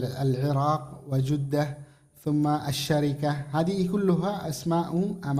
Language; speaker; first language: Arabic; non-native, fluent; Indonesian